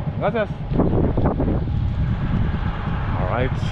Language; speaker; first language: Spanish; non-native, learner; French